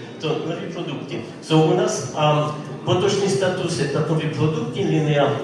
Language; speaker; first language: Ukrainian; non-native, learner; French